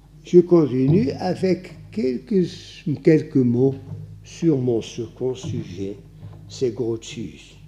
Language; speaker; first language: French; non-native, fluent; Dutch